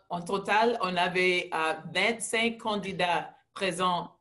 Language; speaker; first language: French; non-native, local second language; English